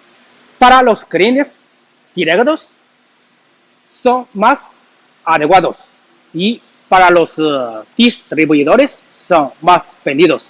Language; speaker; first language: Spanish; non-native, learner; Chinese